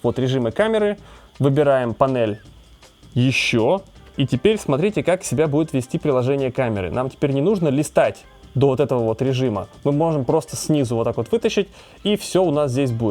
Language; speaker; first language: Russian; native; Russian